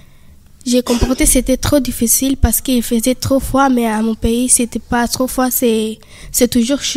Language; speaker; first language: French; non-native, learner; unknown